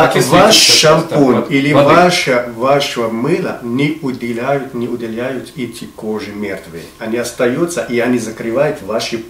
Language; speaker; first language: Russian; non-native, fluent; Arabic